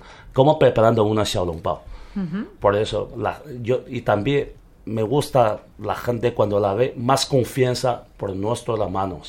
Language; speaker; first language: Spanish; non-native, learner; Chinese